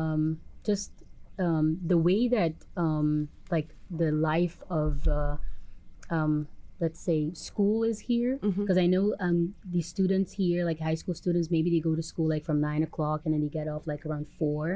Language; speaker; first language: English; non-native, fluent; Papiamento